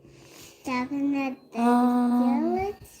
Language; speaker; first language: Russian; non-native, local second language; Tajik